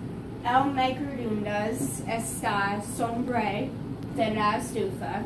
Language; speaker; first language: Spanish; non-native, learner; English